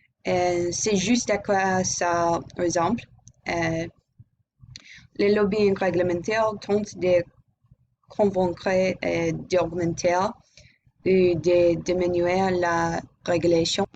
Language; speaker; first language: French; non-native, learner; English